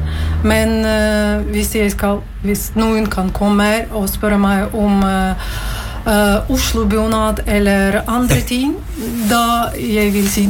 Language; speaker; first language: Norwegian; non-native, learner; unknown